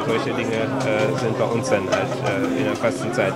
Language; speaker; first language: German; native; German